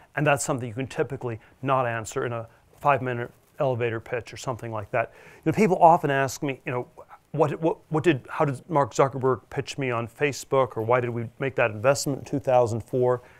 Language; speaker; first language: English; native; English